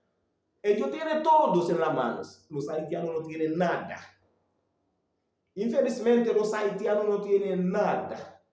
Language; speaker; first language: Spanish; non-native, learner; Haitian Creole